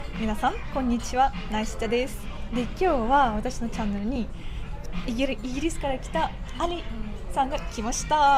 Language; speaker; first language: Japanese; non-native, fluent; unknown